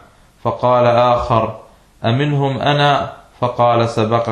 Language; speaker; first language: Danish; early bilingual, other home language; Arabic